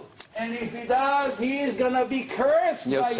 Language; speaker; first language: English; non-native, fluent; Hebrew